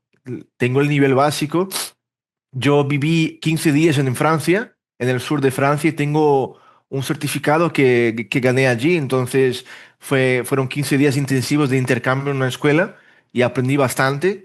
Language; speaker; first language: Spanish; early bilingual, heritage; Portuguese